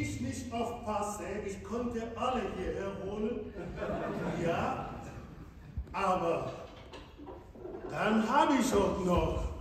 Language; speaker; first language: German; non-native, fluent; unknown